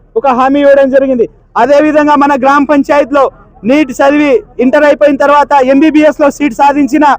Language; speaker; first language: Telugu; native; Telugu